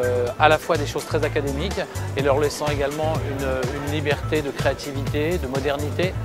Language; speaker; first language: French; native; French